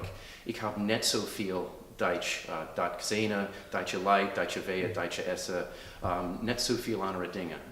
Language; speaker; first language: German; early bilingual, heritage; English